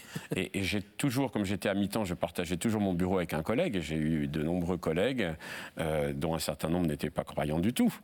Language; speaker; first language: French; native; French